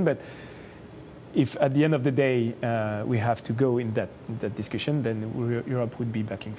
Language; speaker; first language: English; non-native, fluent; French